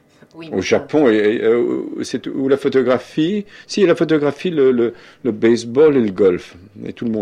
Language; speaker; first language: French; native; French